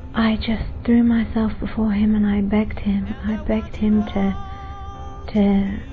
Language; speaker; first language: English; native; English